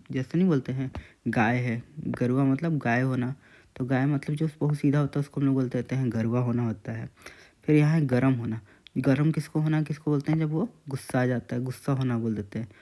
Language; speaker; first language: Hindi; native; Hindi